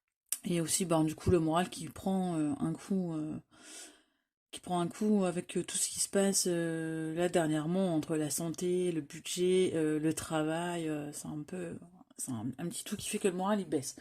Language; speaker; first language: French; native; French